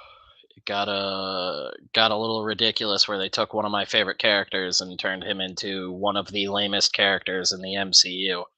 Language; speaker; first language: English; native; English